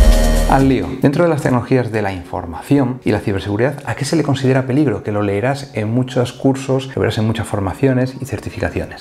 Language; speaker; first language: Spanish; native; Spanish